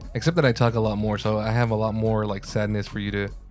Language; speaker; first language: English; early bilingual, other home language; Spanish